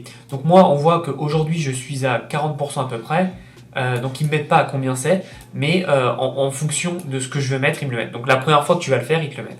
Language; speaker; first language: French; native; French